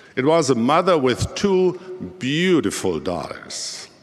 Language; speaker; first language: English; early bilingual, other home language; German